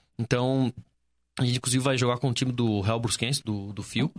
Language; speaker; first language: Portuguese; native; Portuguese